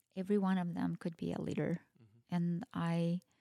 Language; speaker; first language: English; non-native, fluent; Russian